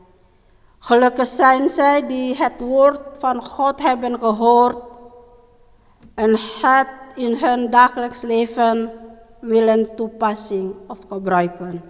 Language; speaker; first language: Dutch; non-native, learner; Indonesian